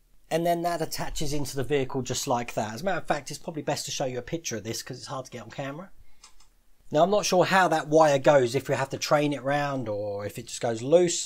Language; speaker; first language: English; native; English